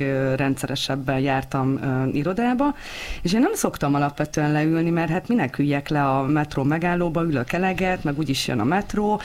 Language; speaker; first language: Hungarian; native; Hungarian